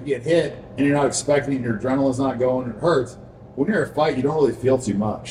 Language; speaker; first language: English; native; English